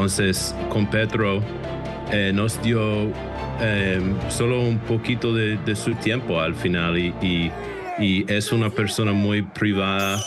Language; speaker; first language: Spanish; non-native, fluent; English